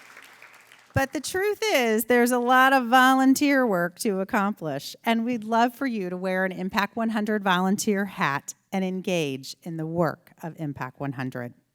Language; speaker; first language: English; native; English